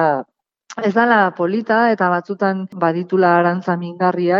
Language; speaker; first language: Basque; native; Basque